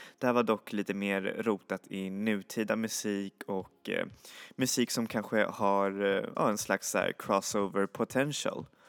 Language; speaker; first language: Swedish; native; Swedish